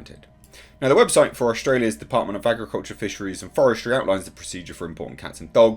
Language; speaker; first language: English; native; English